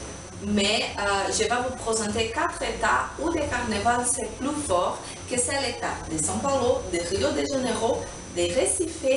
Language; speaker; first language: French; non-native, learner; Portuguese